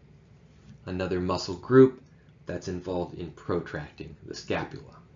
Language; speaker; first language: English; native; English